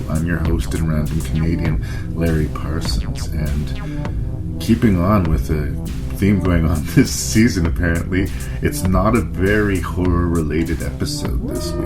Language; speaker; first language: English; native; English